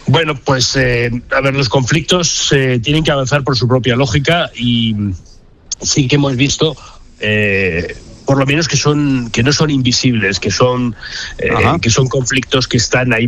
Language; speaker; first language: Spanish; native; Spanish